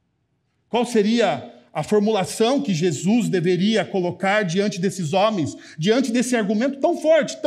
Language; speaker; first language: Portuguese; native; Portuguese